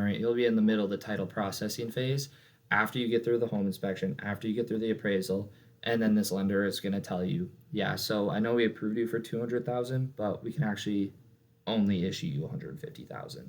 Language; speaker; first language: English; native; English